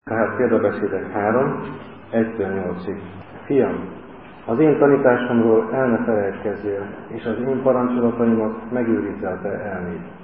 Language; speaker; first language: Hungarian; native; Hungarian